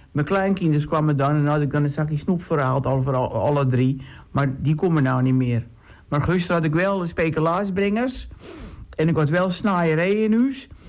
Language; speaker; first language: Dutch; native; Dutch